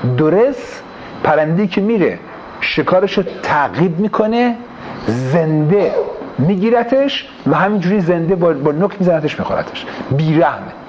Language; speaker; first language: Persian; early bilingual, heritage; Persian